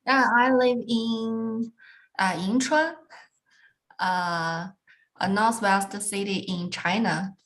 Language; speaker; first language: English; non-native, learner; Chinese